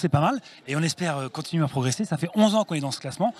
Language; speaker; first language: French; native; French